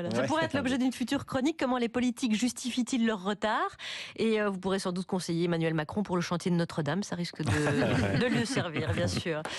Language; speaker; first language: French; native; French